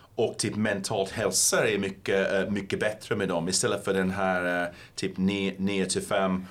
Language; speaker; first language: Swedish; non-native, fluent; English